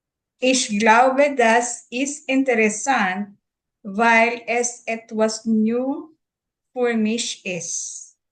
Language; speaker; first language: German; non-native, learner; Filipino